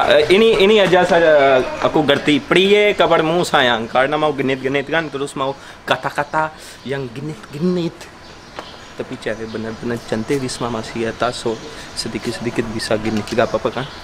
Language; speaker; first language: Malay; non-native, learner; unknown